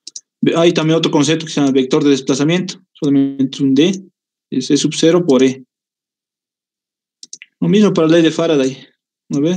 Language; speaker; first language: Spanish; native; Spanish